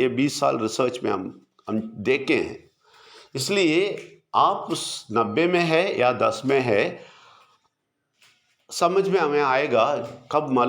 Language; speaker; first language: Hindi; non-native, local second language; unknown